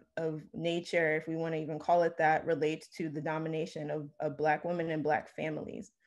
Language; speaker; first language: English; native; English